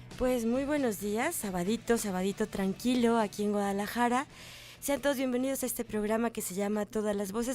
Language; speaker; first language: Spanish; native; Spanish